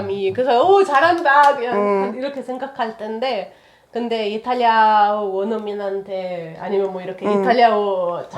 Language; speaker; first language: Korean; non-native, fluent; Italian